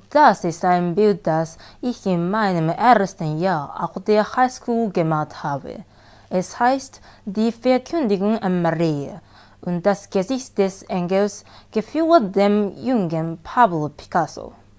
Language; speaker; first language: German; non-native, learner; Japanese